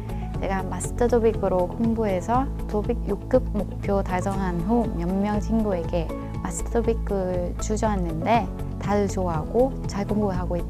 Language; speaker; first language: Korean; non-native, fluent; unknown